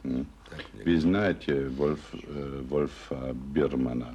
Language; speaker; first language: Russian; non-native, learner; German